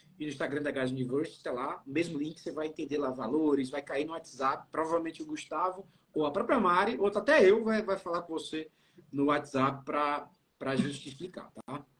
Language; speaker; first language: Portuguese; native; Portuguese